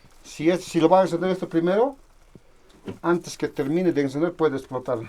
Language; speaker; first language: Spanish; native; Spanish